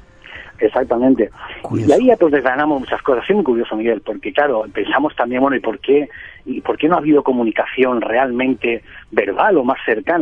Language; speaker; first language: Spanish; native; Spanish